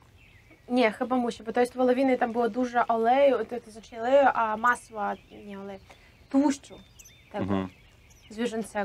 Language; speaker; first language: Polish; non-native, fluent; Russian